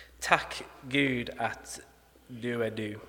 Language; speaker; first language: Swedish; non-native, fluent; English